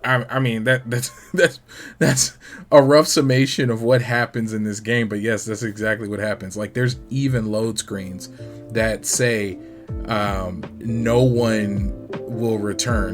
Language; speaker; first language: English; native; English